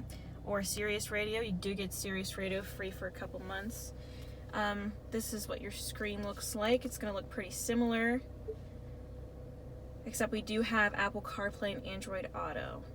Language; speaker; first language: English; native; English